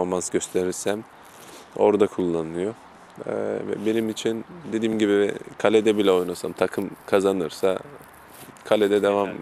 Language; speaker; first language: Turkish; early bilingual, heritage; German